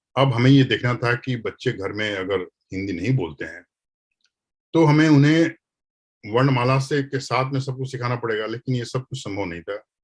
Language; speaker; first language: Hindi; native; Hindi